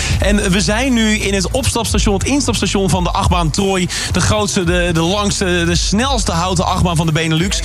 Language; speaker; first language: Dutch; native; Dutch